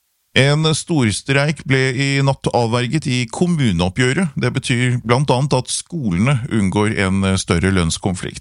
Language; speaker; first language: Norwegian; native; Norwegian